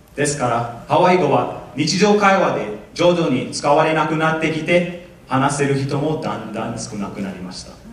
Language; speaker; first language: Japanese; non-native, fluent; English